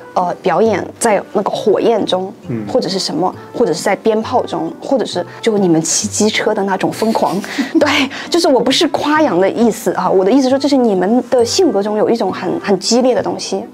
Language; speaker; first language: Chinese; native; Chinese